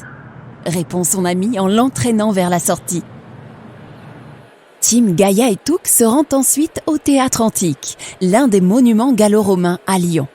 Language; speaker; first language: French; native; French